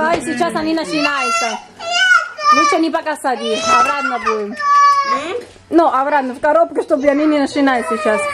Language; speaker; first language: Russian; non-native, learner; Spanish